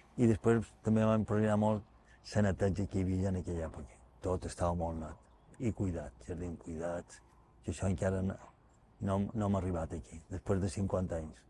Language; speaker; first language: Catalan; native; Catalan